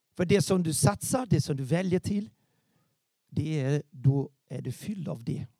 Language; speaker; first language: Swedish; non-native, fluent; Portuguese